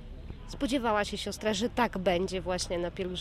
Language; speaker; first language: Polish; native; Polish